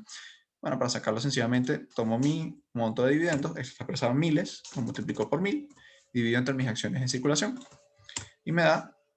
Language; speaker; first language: Spanish; native; Spanish